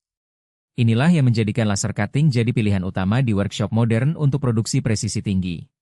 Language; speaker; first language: Indonesian; native; Indonesian